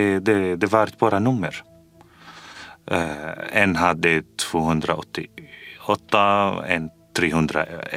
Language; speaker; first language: Swedish; non-native, fluent; Arabic